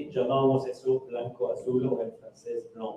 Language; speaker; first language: Spanish; non-native, fluent; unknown